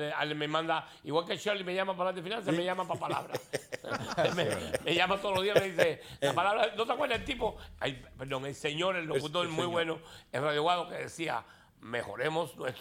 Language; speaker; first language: Spanish; native; Spanish